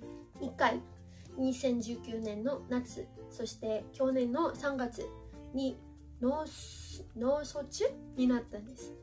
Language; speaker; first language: Japanese; non-native, fluent; Filipino